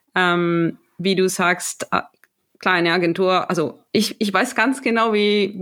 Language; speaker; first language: German; non-native, fluent; Spanish